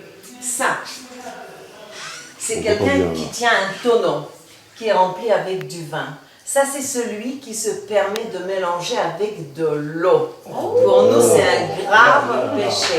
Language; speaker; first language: French; non-native, fluent; Bulgarian